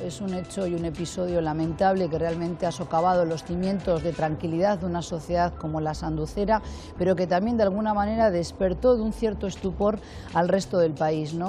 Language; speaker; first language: Spanish; native; Spanish